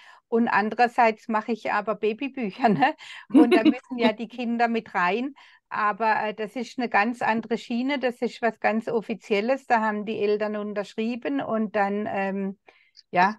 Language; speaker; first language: German; native; German